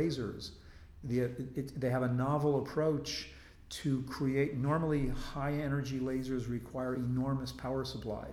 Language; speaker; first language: English; native; English